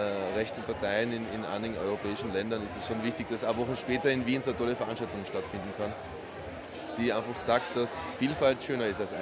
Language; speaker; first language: German; native; German